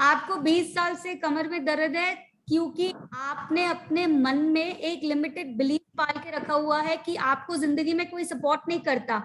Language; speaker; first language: Hindi; native; Hindi